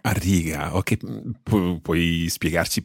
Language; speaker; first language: Italian; non-native, fluent; English